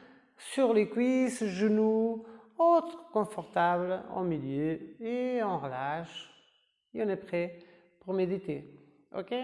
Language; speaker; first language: French; non-native, fluent; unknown